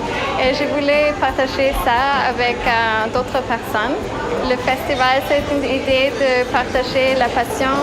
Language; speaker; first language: French; non-native, fluent; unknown